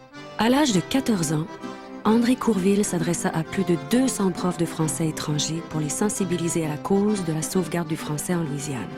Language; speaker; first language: French; native; French